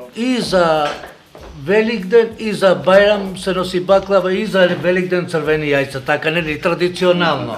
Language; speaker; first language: Macedonian; non-native, local second language; Albanian